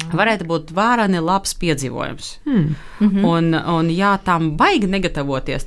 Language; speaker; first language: Latvian; non-native, local second language; Russian